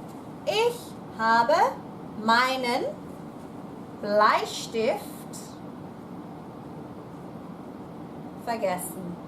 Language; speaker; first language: German; non-native, fluent; English